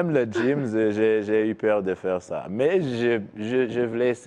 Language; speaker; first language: French; non-native, learner; Kinyarwanda